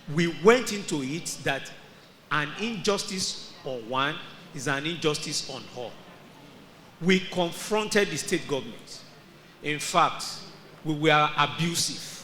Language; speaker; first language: English; non-native, local second language; Yoruba